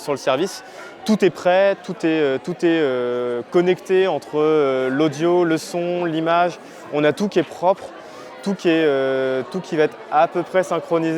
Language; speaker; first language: French; native; French